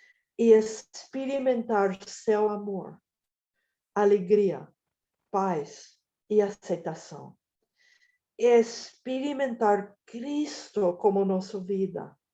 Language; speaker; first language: Portuguese; non-native, fluent; Spanish